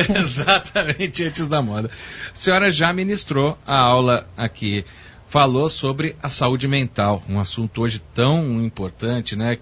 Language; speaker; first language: Portuguese; native; Portuguese